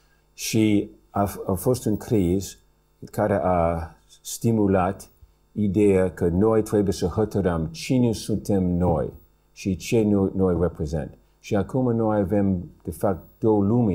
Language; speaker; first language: Romanian; early bilingual, heritage; English